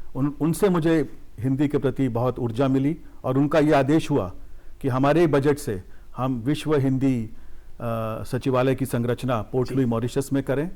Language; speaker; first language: Hindi; native; Hindi